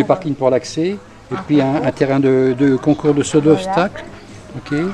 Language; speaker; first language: French; native; French